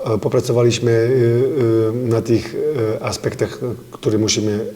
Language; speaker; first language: Polish; non-native, fluent; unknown